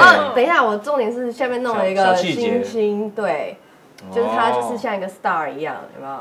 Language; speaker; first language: Chinese; native; Chinese